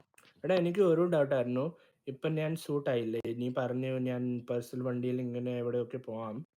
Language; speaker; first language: Malayalam; early bilingual, heritage; Malayalam